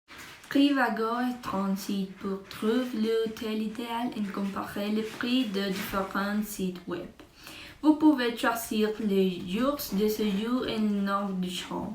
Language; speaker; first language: French; non-native, learner; Spanish